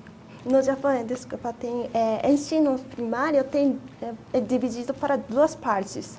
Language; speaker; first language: Portuguese; non-native, fluent; Japanese